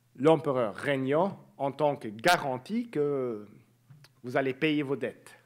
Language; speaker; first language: French; native; French